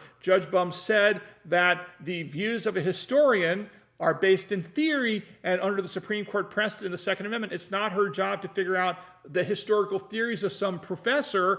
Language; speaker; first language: English; native; English